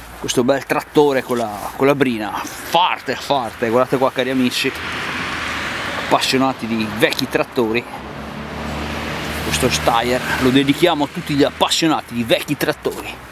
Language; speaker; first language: Italian; native; Italian